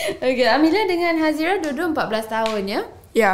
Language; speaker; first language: Malay; native; Malay